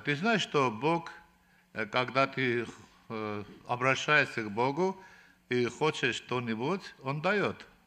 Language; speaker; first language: Russian; non-native, local second language; Armenian